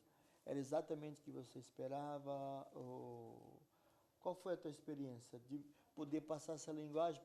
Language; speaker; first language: Portuguese; non-native, local second language; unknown